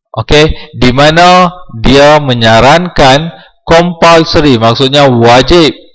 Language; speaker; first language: Malay; native; Malay